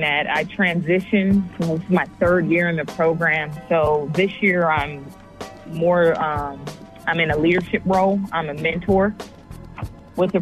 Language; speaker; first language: English; native; English